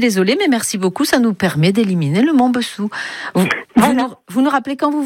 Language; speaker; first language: French; native; French